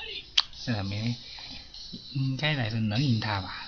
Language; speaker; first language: Chinese; native; Chinese